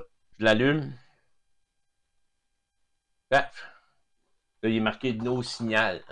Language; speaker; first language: French; native; French